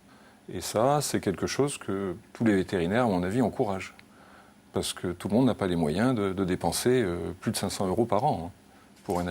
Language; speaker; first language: French; native; French